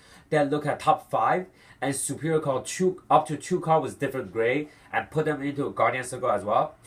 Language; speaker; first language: English; non-native, fluent; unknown